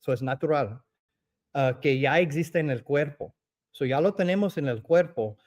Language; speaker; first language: Spanish; early bilingual, other home language; English